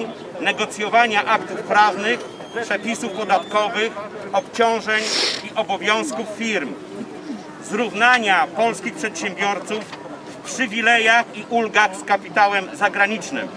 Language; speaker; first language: Polish; native; Polish